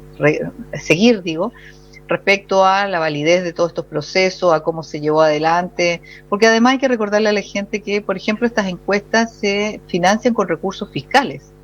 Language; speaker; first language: Spanish; native; Spanish